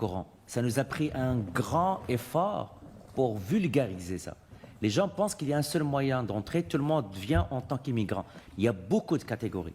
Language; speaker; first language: French; native; French